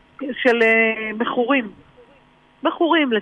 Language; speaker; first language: Hebrew; native; Hebrew